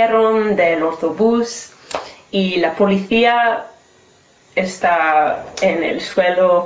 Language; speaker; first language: Spanish; non-native, learner; English